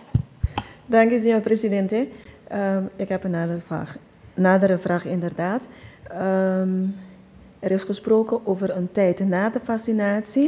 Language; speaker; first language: Dutch; non-native, local second language; Papiamento